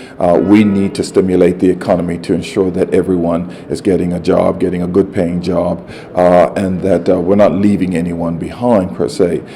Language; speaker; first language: English; native; English